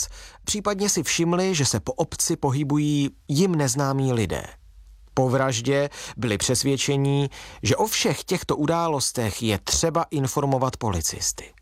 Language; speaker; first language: Czech; native; Czech